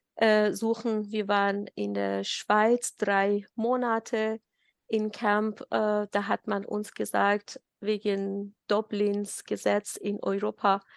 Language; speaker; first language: German; non-native, fluent; Persian